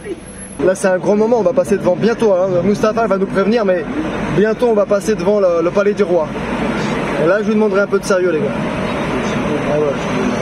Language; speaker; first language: French; native; French